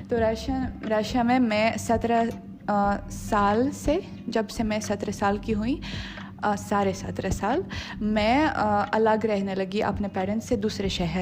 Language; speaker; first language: Hindi; non-native, fluent; Russian